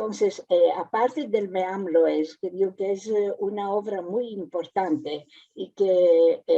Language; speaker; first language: Spanish; early bilingual, heritage; Spanish